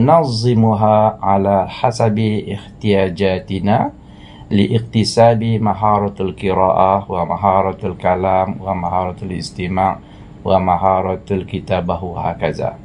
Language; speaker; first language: Arabic; non-native, fluent; Malay